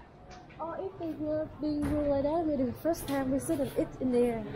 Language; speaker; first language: English; non-native, learner; Vietnamese